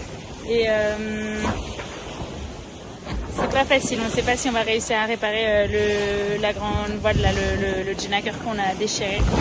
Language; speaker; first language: French; native; French